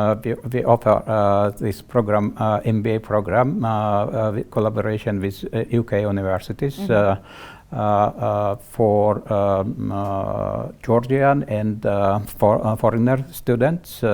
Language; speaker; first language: English; non-native, learner; Georgian